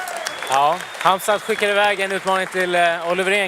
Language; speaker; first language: Swedish; native; Swedish